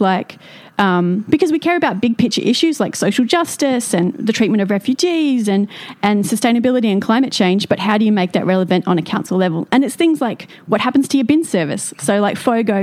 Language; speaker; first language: English; native; English